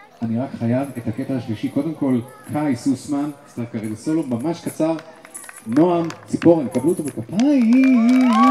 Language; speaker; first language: Hebrew; native; Hebrew